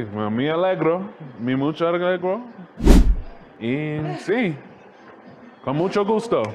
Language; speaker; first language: Spanish; non-native, learner; English